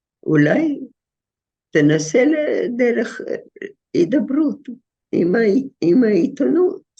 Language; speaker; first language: Hebrew; non-native, fluent; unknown